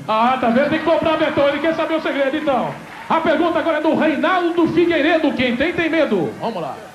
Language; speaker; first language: Portuguese; native; Portuguese